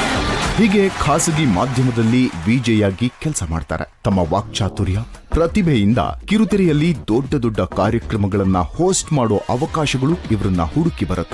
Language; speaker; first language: Kannada; native; Kannada